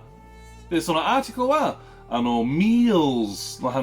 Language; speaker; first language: Japanese; non-native, learner; English